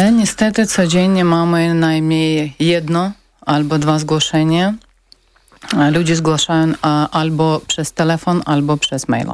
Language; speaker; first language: Polish; non-native, local second language; Ukrainian